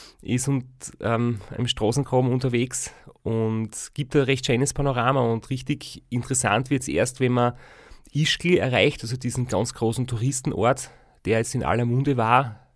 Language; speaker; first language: German; native; German